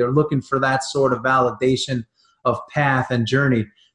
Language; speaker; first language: English; native; English